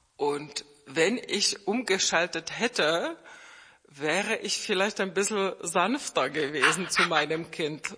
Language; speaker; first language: German; non-native, fluent; Czech